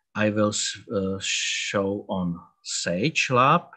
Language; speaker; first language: English; non-native, learner; Czech